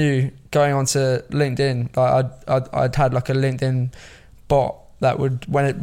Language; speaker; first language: English; native; English